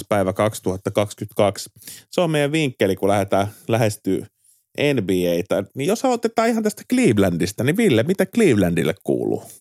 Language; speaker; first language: Finnish; native; Finnish